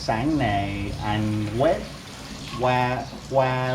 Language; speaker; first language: Vietnamese; non-native, learner; English